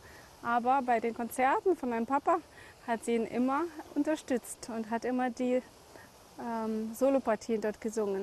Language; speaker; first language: German; native; German